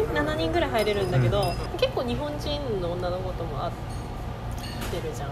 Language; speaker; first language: Japanese; native; Japanese